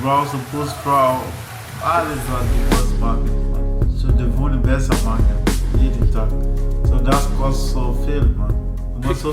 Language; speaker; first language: German; non-native, learner; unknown